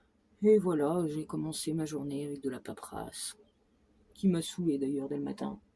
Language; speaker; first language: French; native; French